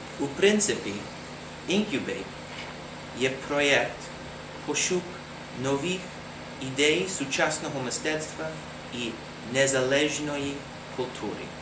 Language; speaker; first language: Ukrainian; non-native, learner; English